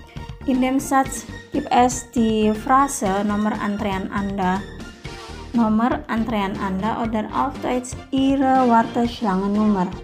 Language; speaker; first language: German; non-native, fluent; Indonesian